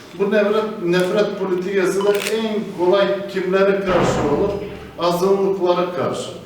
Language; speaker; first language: Turkish; native; Turkish